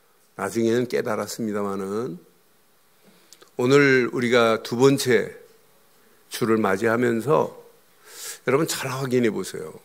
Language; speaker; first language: Korean; native; Korean